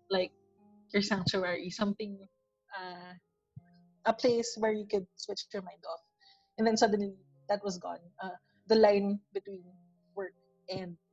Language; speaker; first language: English; non-native, local second language; Filipino